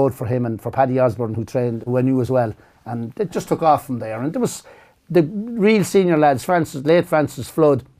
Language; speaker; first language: English; native; English